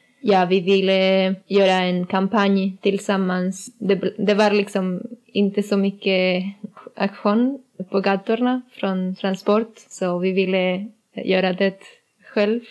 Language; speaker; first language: Swedish; non-native, learner; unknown